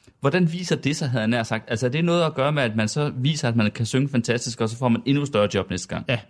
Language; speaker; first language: Danish; native; Danish